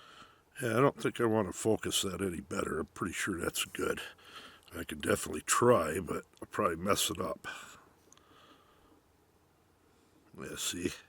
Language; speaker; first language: English; native; English